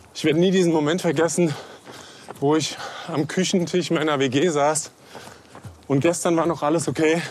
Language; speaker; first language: German; native; German